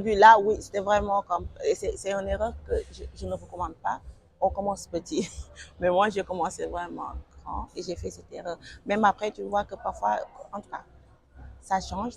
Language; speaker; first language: French; non-native, local second language; Wolof